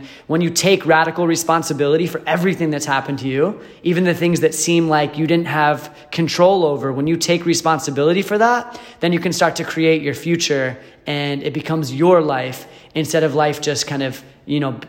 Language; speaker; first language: English; native; English